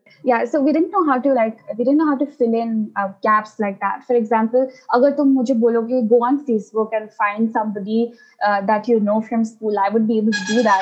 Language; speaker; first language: English; non-native, local second language; Nepali